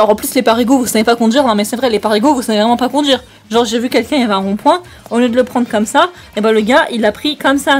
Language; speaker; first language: French; native; French